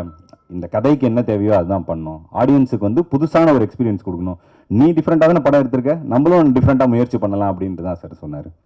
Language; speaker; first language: Tamil; native; Tamil